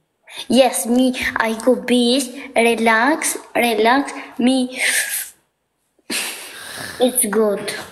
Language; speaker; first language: English; non-native, learner; Albanian